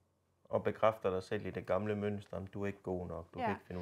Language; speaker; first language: Danish; native; Danish